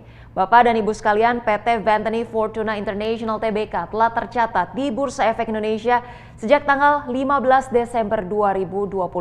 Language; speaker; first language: Indonesian; native; Indonesian